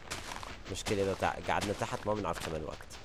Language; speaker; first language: Arabic; native; Arabic